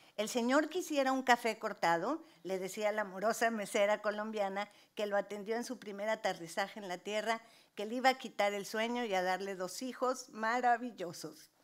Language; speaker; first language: Spanish; native; Spanish